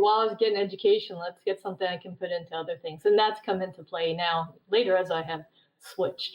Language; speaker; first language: English; native; English